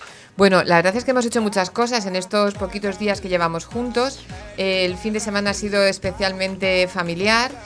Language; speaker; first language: Spanish; native; Spanish